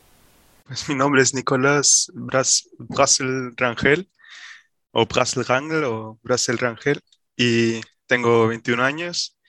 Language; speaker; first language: Spanish; early bilingual, heritage; Spanish